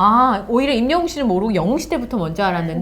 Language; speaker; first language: Korean; native; Korean